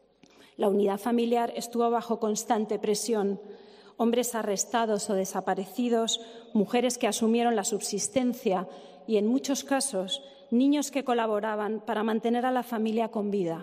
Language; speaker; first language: Spanish; native; Spanish